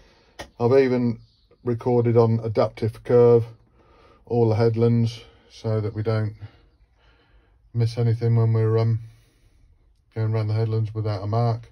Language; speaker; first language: English; native; English